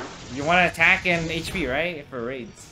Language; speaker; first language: English; native; English